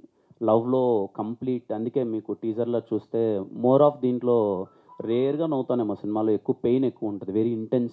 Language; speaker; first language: Telugu; native; Telugu